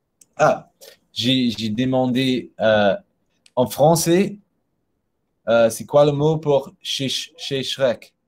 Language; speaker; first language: French; non-native, learner; English